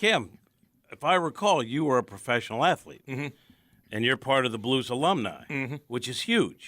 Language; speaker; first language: English; native; English